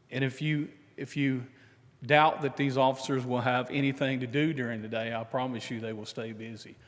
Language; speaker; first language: English; native; English